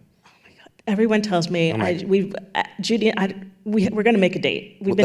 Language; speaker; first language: English; native; English